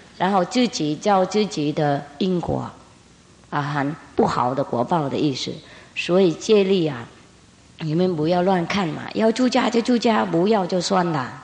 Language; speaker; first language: Chinese; non-native, fluent; Vietnamese